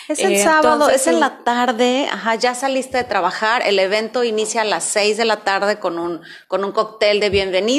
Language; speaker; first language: Spanish; native; Spanish